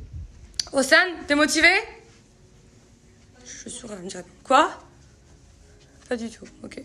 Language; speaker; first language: French; native; French